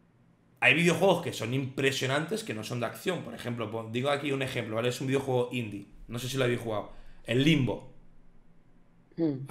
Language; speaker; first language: Spanish; native; Spanish